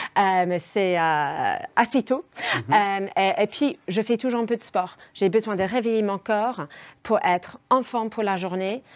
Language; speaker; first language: French; non-native, fluent; English